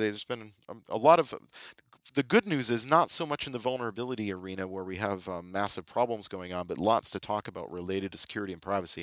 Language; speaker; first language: English; native; English